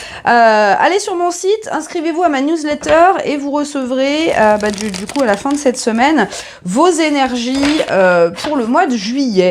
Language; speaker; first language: French; native; French